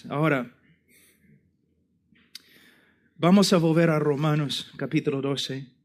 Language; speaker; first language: Spanish; non-native, fluent; English